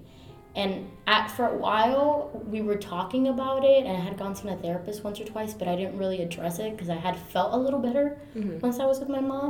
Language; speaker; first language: English; early bilingual, other home language; Spanish